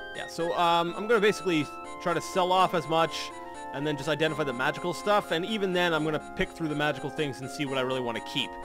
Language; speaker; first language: English; native; English